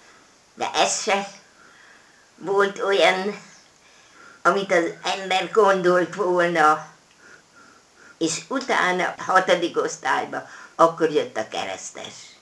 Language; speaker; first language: Hungarian; non-native, local second language; German